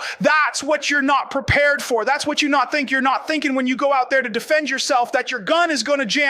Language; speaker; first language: English; native; English